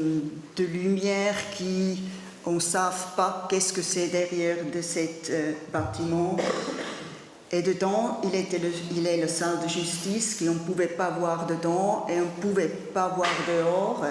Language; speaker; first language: French; non-native, learner; German